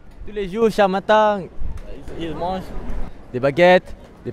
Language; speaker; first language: French; non-native, learner; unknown